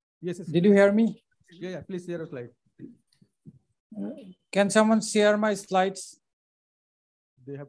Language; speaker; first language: English; non-native, local second language; Bangla